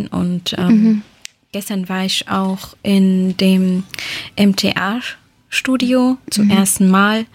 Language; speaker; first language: German; early bilingual, other home language; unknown